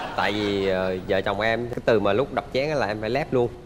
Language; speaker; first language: Vietnamese; native; Vietnamese